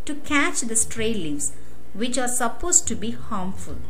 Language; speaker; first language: English; non-native, local second language; Tamil